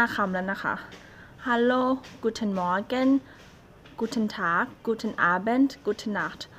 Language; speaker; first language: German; non-native, learner; Thai